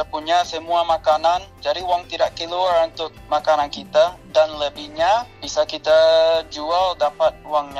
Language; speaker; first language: Indonesian; non-native, fluent; English